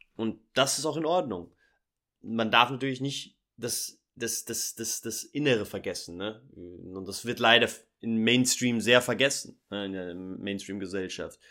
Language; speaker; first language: German; early bilingual, heritage; Portuguese